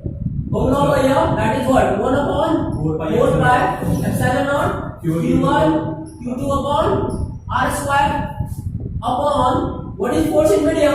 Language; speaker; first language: English; non-native, local second language; Hindi